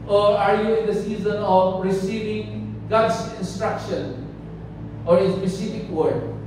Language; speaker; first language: English; non-native, local second language; Filipino